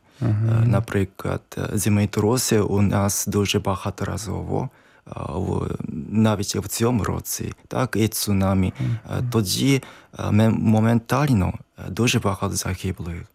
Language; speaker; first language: Ukrainian; non-native, learner; Japanese